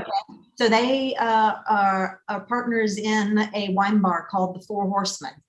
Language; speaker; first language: English; native; English